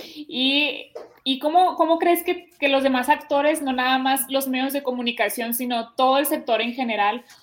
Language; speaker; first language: Spanish; native; Spanish